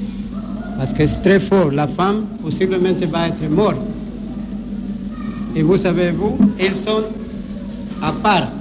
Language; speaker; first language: French; non-native, learner; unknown